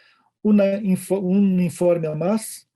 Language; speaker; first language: Spanish; non-native, learner; Portuguese